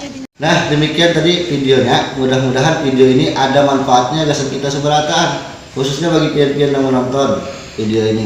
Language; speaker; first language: Indonesian; non-native, local second language; Banjar